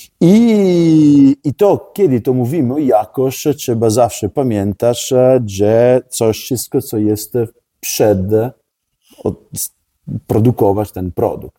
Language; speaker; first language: Polish; non-native, learner; Italian